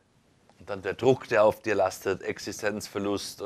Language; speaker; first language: German; native; German